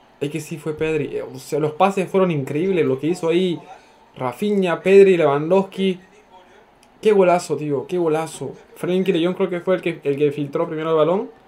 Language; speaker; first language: Spanish; non-native, fluent; Turkish